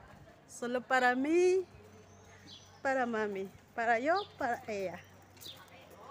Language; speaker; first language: Spanish; non-native, learner; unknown